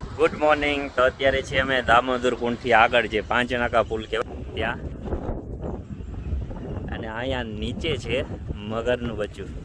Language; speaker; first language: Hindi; non-native, local second language; Gujarati